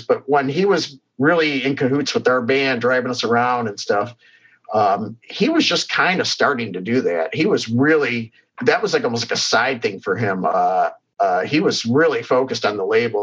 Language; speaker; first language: English; native; English